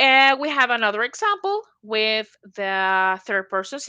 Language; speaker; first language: English; non-native, fluent; Spanish